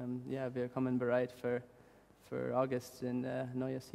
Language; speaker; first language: German; non-native, learner; English